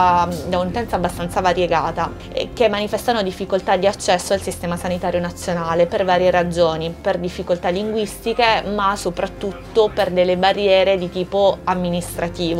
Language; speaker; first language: Italian; native; Italian